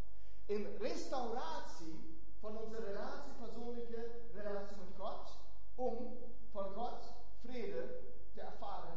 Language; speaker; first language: Dutch; non-native, fluent; German